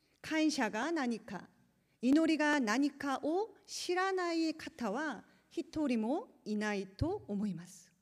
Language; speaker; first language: Japanese; non-native, learner; Korean